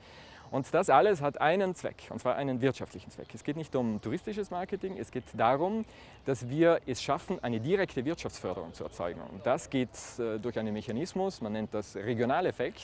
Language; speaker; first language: German; native; German